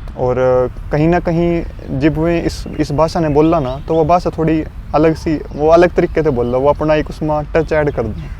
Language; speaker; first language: Hindi; native; Hindi